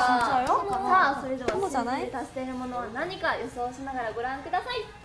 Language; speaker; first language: Japanese; native; Japanese